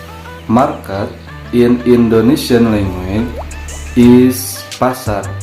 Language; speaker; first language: English; non-native, learner; Indonesian